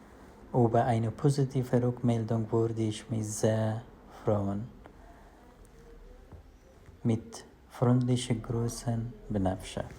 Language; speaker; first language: German; non-native, learner; Persian